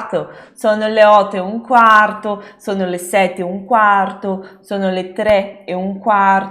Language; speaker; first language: Italian; non-native, fluent; Portuguese